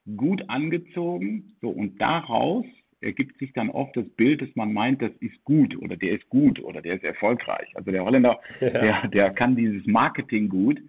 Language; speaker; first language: German; early bilingual, heritage; Dutch